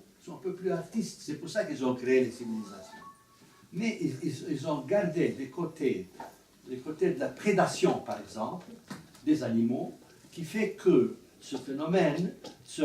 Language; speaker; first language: French; non-native, fluent; Italian